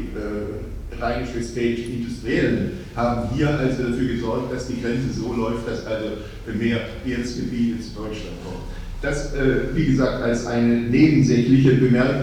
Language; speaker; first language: German; native; German